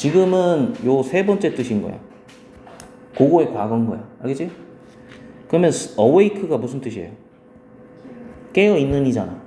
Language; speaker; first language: Korean; native; Korean